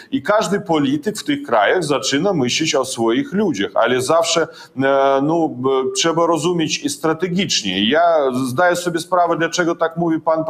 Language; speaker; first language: Polish; non-native, fluent; Russian